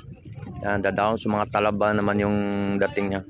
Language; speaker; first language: Filipino; native; Filipino